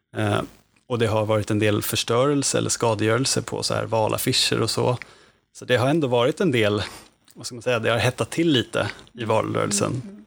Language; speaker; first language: Swedish; native; Swedish